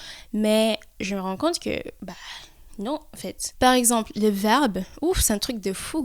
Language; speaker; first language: French; early bilingual, heritage; French